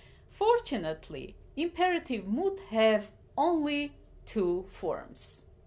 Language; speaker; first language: English; non-native, fluent; Armenian